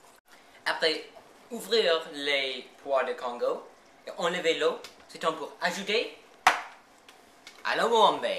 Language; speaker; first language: French; non-native, learner; English